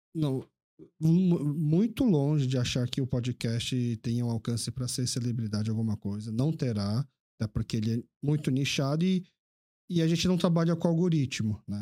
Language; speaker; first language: Portuguese; early bilingual, other home language; Korean